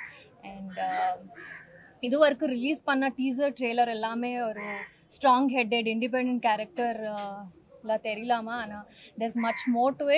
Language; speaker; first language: Tamil; non-native, learner; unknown